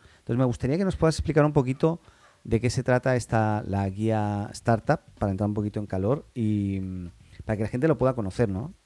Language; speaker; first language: Spanish; native; Spanish